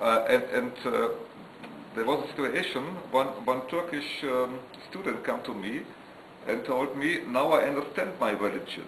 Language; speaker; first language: English; non-native, learner; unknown